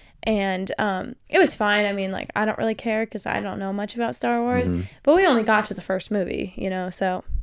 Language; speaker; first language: English; native; English